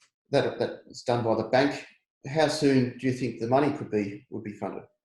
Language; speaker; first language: English; native; English